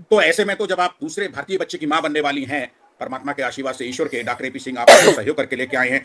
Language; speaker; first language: Hindi; native; Hindi